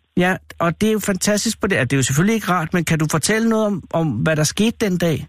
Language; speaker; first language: Danish; native; Danish